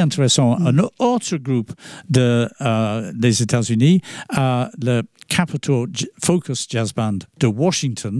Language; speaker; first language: French; non-native, fluent; English